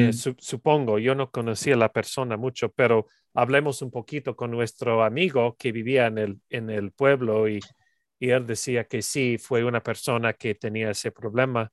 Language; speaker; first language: Spanish; non-native, learner; English